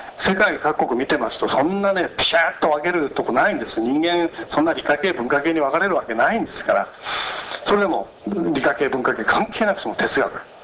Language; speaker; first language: Japanese; native; Japanese